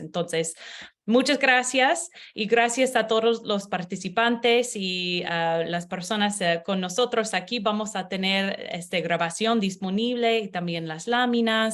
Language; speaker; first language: Spanish; non-native, learner; English